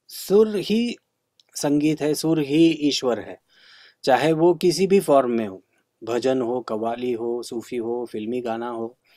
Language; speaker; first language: Hindi; non-native, local second language; Kannada